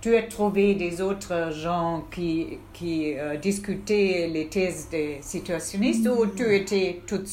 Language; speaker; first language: French; non-native, fluent; German